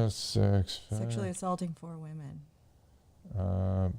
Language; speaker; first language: English; native; English